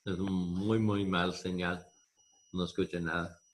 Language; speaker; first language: Spanish; non-native, learner; English